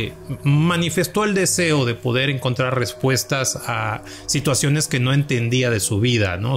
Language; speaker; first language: Spanish; native; Spanish